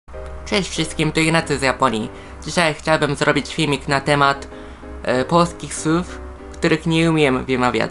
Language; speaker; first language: Polish; non-native, fluent; Japanese